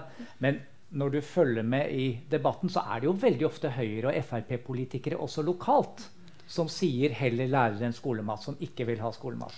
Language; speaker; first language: Norwegian; native; Norwegian